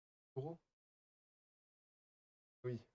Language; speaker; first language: French; native; French